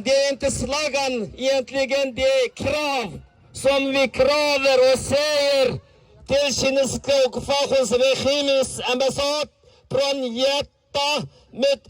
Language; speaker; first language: Swedish; non-native, learner; Uyghur